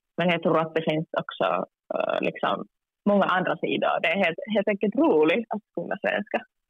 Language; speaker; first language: Swedish; non-native, local second language; Finnish